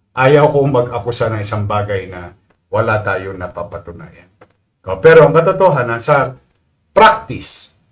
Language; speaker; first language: Filipino; native; Filipino